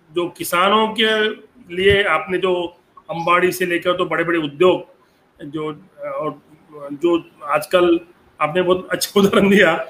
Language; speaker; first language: Hindi; non-native, local second language; Marathi